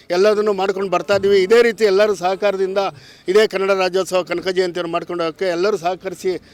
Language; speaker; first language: Kannada; native; Kannada